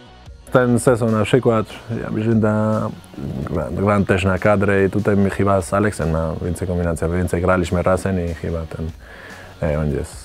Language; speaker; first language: Polish; non-native, learner; Spanish